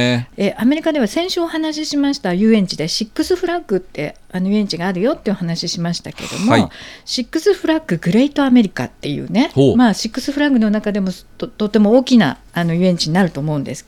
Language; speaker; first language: Japanese; native; Japanese